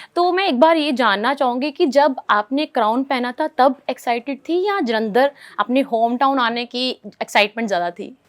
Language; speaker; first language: Hindi; native; Hindi